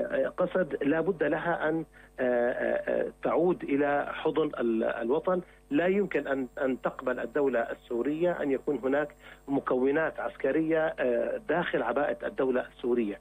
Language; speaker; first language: Arabic; native; Arabic